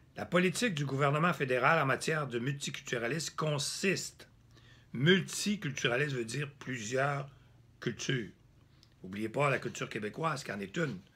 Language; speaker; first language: French; native; French